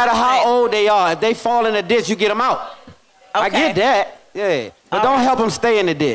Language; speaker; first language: English; native; English